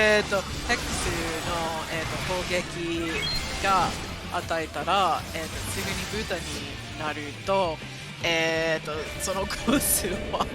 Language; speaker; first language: Japanese; non-native, fluent; English